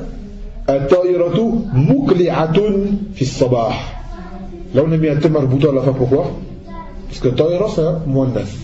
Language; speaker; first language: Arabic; non-native, fluent; French